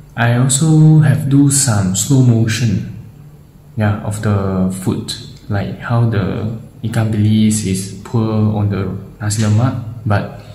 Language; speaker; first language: English; non-native, local second language; Chinese